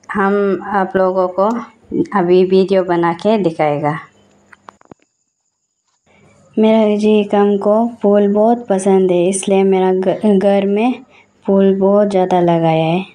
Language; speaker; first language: Hindi; non-native, local second language; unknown